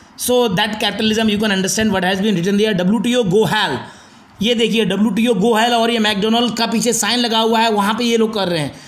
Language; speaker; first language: Hindi; native; Hindi